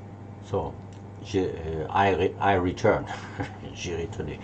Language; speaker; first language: French; non-native, learner; German